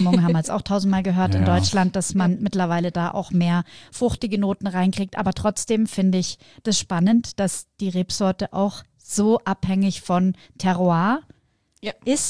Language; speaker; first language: German; native; German